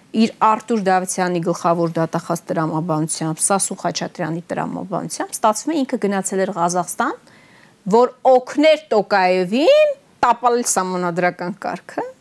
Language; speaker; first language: Armenian; native; Armenian